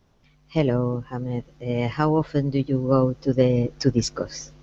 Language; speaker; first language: English; non-native, learner; Spanish